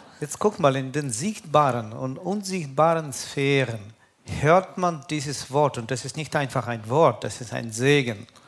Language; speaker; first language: German; non-native, fluent; Russian